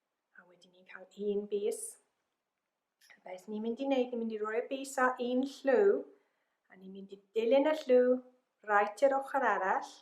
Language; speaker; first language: Welsh; non-native, local second language; English